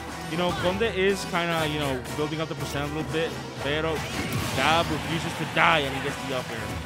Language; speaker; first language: English; non-native, local second language; Spanish